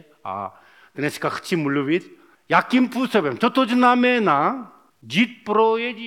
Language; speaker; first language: Czech; non-native, learner; Korean